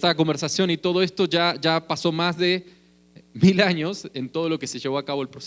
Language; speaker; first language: Spanish; native; Spanish